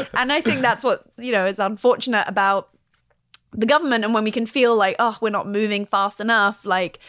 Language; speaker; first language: English; native; English